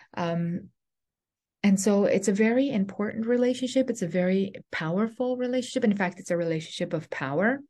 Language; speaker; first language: English; native; English